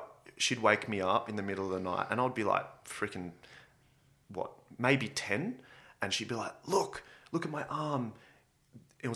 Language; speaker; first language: English; native; English